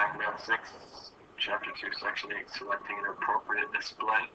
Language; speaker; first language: English; native; English